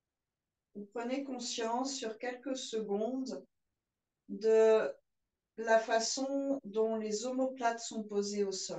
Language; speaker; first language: French; native; French